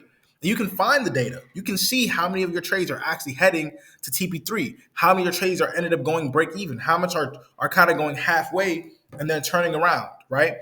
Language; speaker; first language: English; native; English